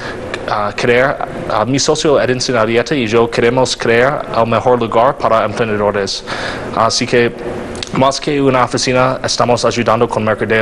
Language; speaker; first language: Spanish; non-native, learner; English